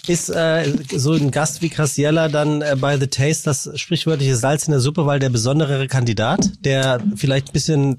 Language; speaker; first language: German; native; German